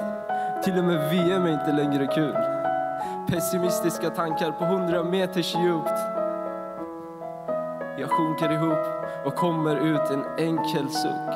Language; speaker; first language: Swedish; non-native, fluent; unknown